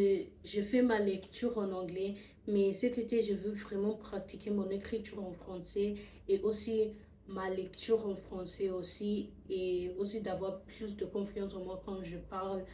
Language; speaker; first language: French; non-native, learner; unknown